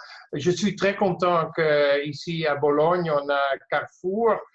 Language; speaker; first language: French; non-native, fluent; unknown